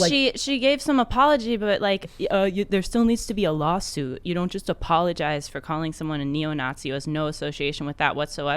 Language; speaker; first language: English; native; English